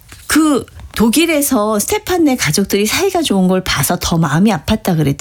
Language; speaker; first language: Korean; native; Korean